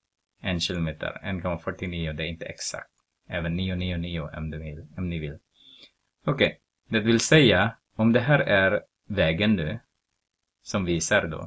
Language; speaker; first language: Swedish; non-native, fluent; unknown